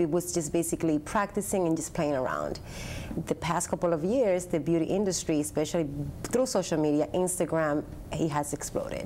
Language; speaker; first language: English; early bilingual, other home language; Spanish